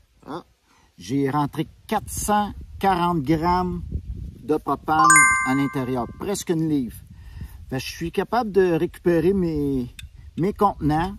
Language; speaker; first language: French; native; French